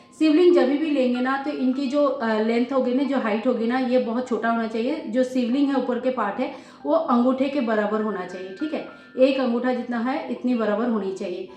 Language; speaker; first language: Hindi; native; Hindi